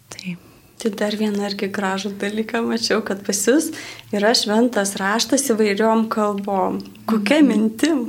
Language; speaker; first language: Lithuanian; native; Lithuanian